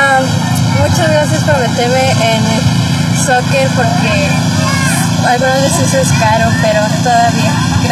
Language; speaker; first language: Spanish; early bilingual, heritage; Spanish